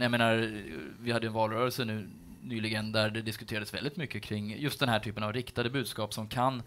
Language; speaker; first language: Swedish; native; Swedish